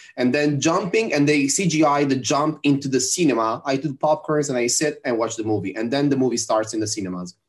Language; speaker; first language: English; non-native, fluent; Italian